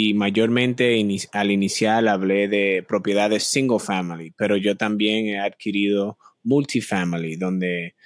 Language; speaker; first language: Spanish; native; Spanish